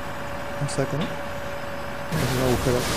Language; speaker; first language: Spanish; native; Spanish